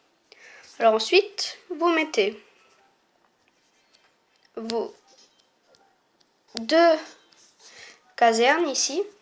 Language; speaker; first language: French; native; French